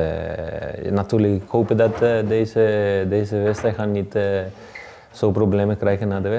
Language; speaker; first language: Dutch; non-native, learner; Spanish